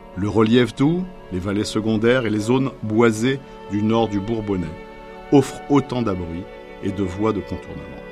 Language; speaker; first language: French; native; French